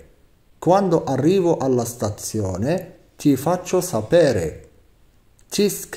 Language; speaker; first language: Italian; non-native, fluent; Arabic